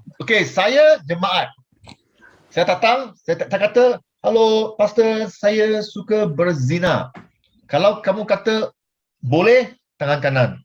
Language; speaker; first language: Malay; non-native, local second language; Chinese